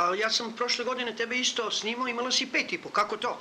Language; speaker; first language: Serbian; native; Serbian